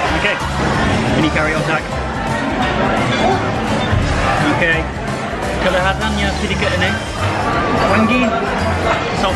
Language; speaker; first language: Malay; non-native, learner; English